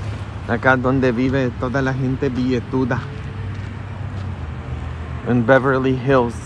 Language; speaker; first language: Spanish; early bilingual, heritage; Spanish